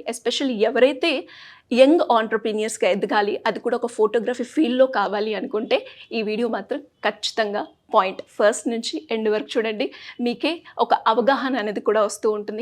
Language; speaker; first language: Telugu; native; Telugu